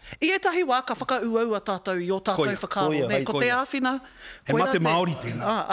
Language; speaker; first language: Māori; non-native, local second language; English